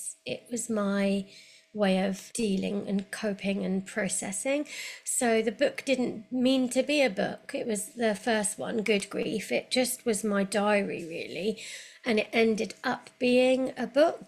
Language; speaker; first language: English; native; English